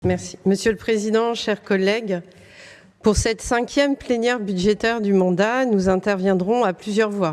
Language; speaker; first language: French; native; French